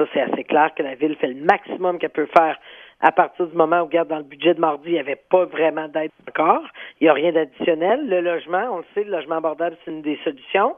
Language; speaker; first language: French; native; French